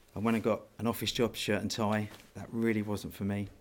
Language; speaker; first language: English; native; English